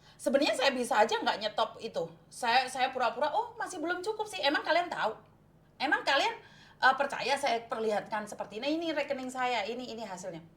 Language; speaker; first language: Indonesian; non-native, local second language; Javanese